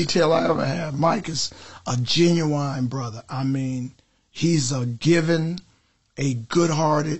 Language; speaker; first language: English; native; English